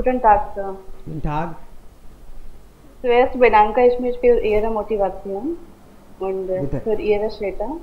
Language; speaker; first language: German; non-native, learner; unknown